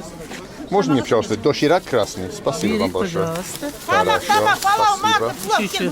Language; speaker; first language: Russian; non-native, learner; English